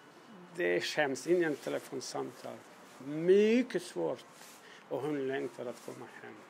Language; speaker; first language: Swedish; non-native, learner; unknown